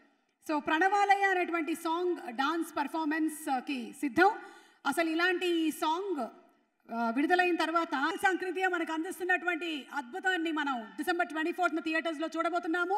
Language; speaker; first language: Telugu; native; Telugu